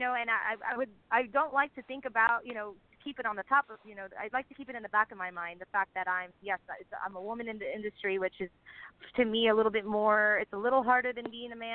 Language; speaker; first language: English; native; English